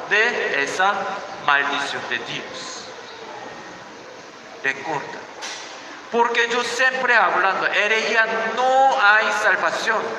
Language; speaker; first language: Spanish; non-native, learner; Korean